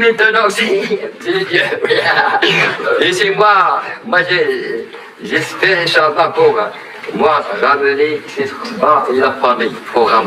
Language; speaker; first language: French; non-native, learner; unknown